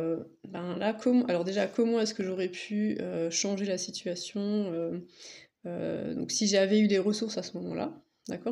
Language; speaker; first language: French; native; French